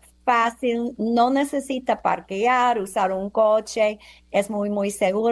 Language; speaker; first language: Spanish; non-native, fluent; English